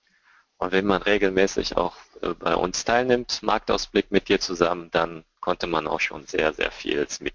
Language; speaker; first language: German; native; German